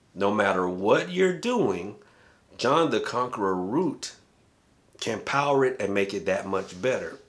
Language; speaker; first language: English; native; English